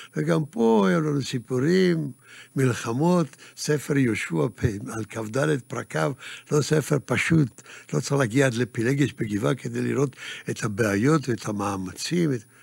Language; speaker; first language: Hebrew; early bilingual, other home language; Yiddish